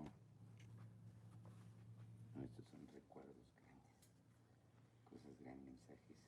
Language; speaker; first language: Spanish; native; Spanish